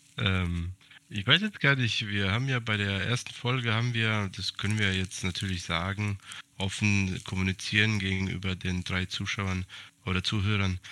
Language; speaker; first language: German; early bilingual, other home language; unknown